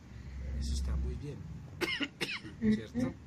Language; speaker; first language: Spanish; native; Spanish